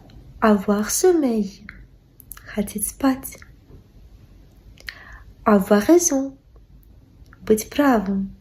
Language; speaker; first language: French; non-native, fluent; Russian